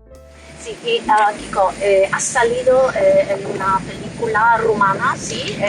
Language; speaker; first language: Spanish; non-native, fluent; Polish